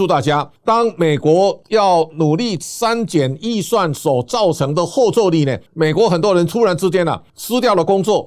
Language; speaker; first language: Chinese; native; Chinese